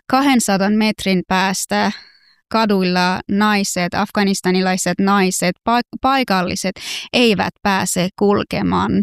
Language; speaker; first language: Finnish; early bilingual, other home language; Persian